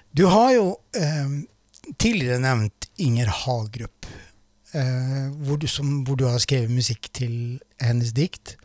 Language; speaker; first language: Norwegian; native; Norwegian